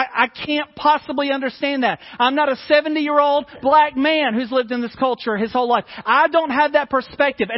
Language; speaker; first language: English; native; English